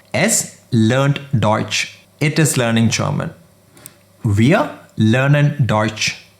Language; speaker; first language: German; non-native, fluent; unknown